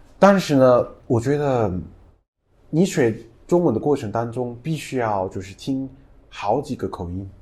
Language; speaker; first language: Chinese; non-native, fluent; English